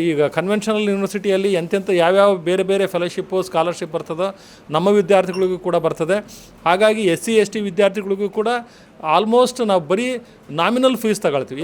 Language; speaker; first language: Kannada; native; Kannada